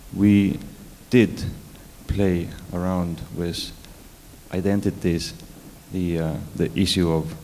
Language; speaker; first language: English; non-native, fluent; Estonian